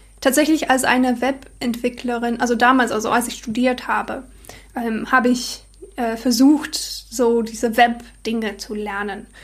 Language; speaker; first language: German; non-native, fluent; English